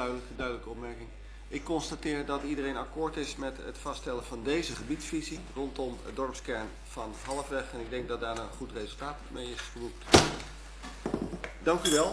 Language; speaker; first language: Dutch; native; Dutch